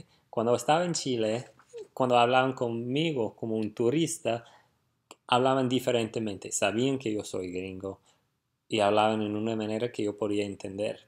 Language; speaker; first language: Spanish; non-native, fluent; English